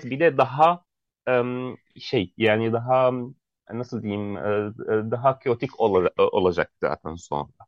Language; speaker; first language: Turkish; non-native, fluent; Arabic